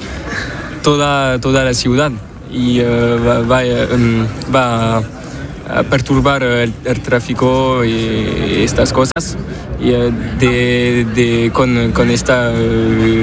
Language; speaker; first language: Spanish; non-native, learner; French